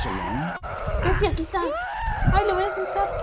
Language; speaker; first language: Spanish; native; Spanish